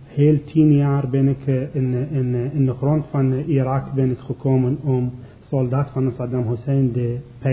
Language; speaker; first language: Dutch; non-native, learner; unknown